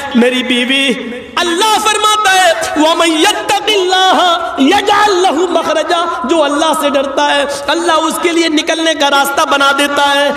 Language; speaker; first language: Urdu; native; Urdu